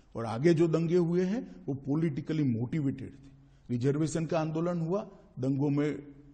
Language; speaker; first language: Hindi; non-native, local second language; Gujarati